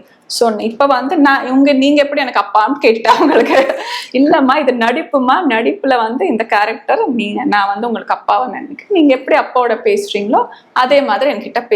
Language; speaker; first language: Tamil; early bilingual, heritage; Tamil